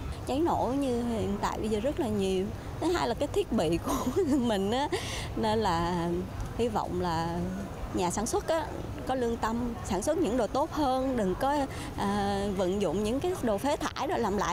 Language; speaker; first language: Vietnamese; native; Vietnamese